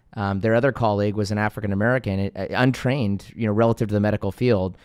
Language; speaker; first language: English; native; English